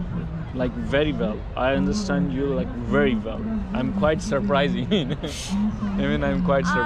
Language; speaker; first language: English; non-native, learner; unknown